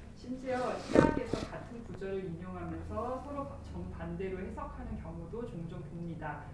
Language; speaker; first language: Korean; native; Korean